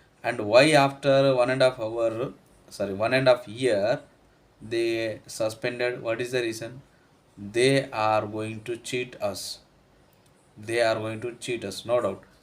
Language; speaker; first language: English; non-native, local second language; Telugu